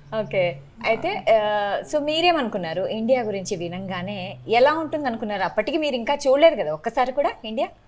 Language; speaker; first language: Telugu; native; Telugu